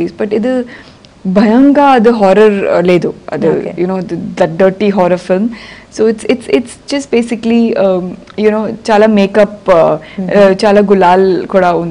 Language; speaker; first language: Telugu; non-native, learner; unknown